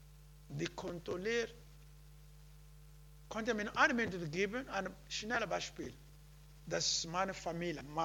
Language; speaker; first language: German; non-native, learner; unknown